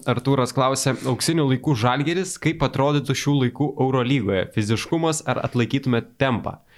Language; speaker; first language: Lithuanian; native; Lithuanian